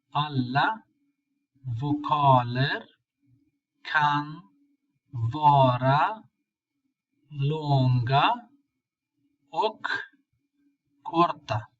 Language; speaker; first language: Swedish; non-native, fluent; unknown